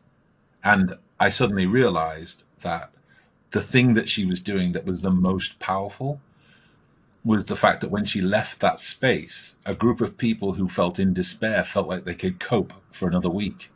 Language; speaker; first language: English; native; English